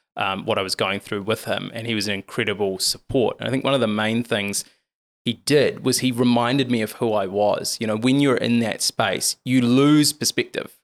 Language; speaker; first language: English; native; English